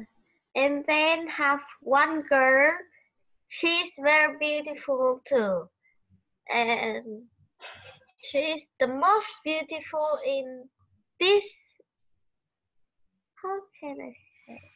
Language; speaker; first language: English; non-native, learner; Vietnamese